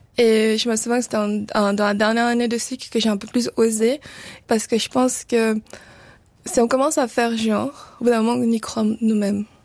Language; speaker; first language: French; early bilingual, other home language; Portuguese